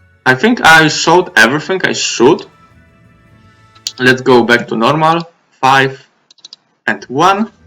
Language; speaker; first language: English; non-native, fluent; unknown